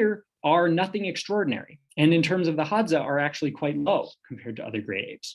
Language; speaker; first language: English; native; English